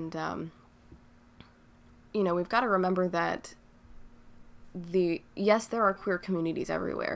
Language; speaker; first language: English; native; English